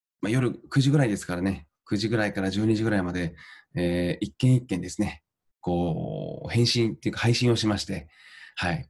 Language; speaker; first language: Japanese; native; Japanese